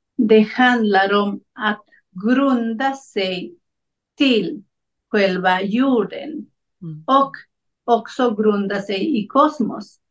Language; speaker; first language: Swedish; non-native, learner; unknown